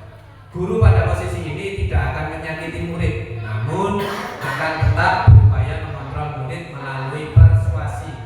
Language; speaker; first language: Indonesian; native; Indonesian